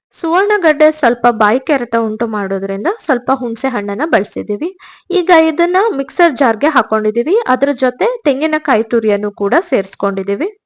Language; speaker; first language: Kannada; non-native, local second language; Konkani